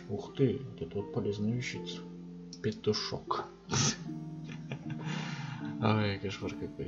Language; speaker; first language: Russian; native; Russian